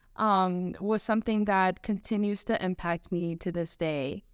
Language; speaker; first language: English; native; English